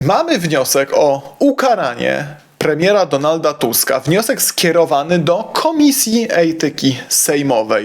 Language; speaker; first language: Polish; native; Polish